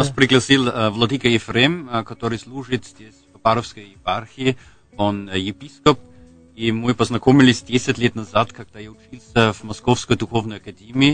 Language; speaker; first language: Russian; non-native, fluent; German